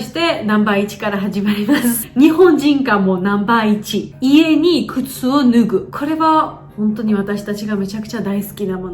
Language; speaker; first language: Japanese; non-native, fluent; Georgian